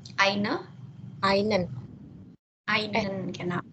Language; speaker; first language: German; non-native, fluent; Indonesian